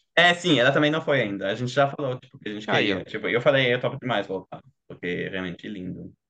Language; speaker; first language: Portuguese; non-native, fluent; German